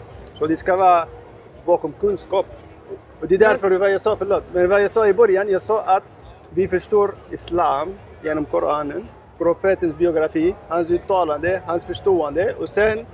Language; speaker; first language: Swedish; non-native, learner; Arabic